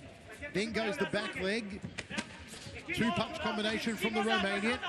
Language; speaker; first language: English; native; English